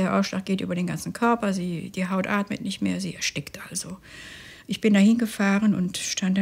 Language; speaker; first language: German; native; German